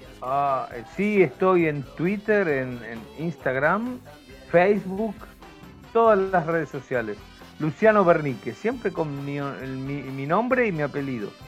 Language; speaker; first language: Portuguese; non-native, learner; Spanish